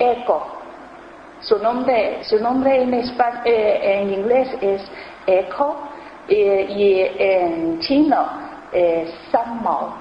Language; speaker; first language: Spanish; non-native, learner; Chinese